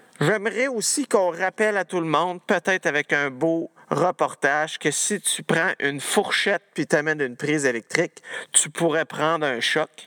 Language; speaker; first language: French; native; French